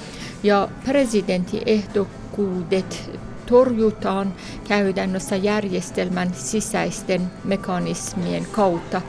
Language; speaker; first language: Finnish; non-native, fluent; Persian